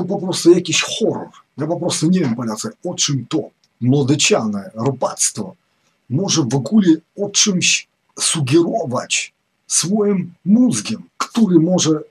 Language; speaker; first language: Polish; non-native, fluent; Ukrainian